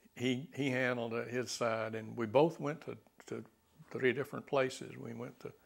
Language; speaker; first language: English; native; English